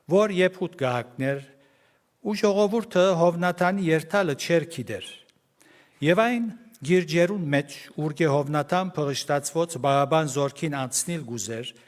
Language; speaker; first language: Armenian; early bilingual, heritage; Armenian